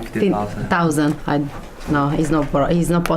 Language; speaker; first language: English; non-native, learner; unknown